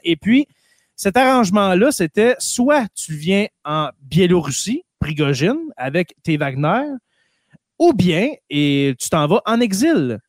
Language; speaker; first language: French; native; French